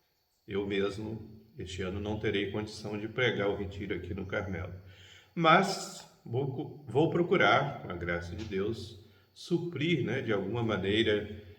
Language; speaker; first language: Portuguese; native; Portuguese